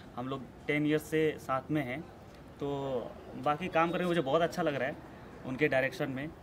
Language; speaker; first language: Hindi; non-native, local second language; Bhojpuri